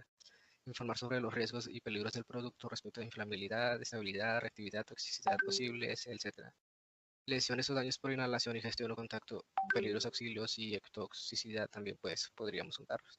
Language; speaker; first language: Spanish; native; Spanish